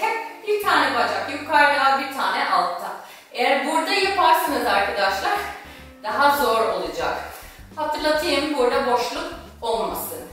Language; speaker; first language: Turkish; non-native, fluent; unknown